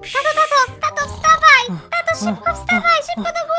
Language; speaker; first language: Polish; native; Polish